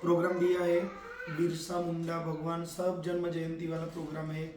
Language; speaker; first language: Hindi; non-native, local second language; Gujarati